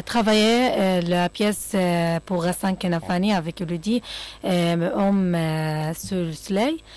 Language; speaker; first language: French; non-native, fluent; Arabic